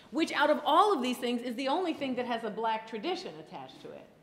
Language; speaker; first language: English; native; English